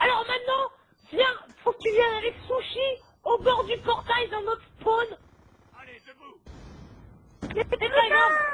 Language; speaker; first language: French; native; French